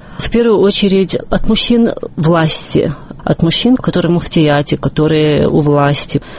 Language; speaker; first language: Russian; non-native, local second language; Chechen